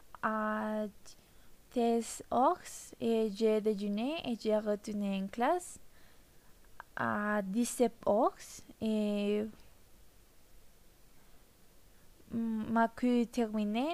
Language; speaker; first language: French; non-native, learner; Spanish